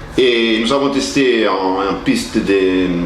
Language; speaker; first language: French; non-native, learner; Portuguese